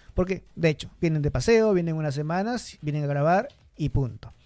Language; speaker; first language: Spanish; native; Spanish